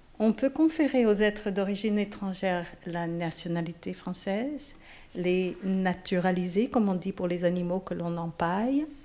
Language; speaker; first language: French; non-native, fluent; English